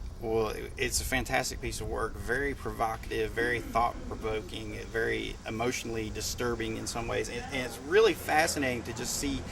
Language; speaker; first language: English; native; English